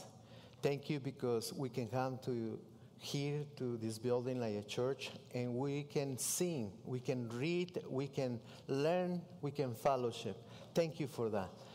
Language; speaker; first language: English; non-native, learner; Spanish